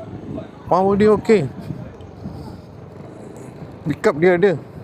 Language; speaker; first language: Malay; non-native, local second language; Tamil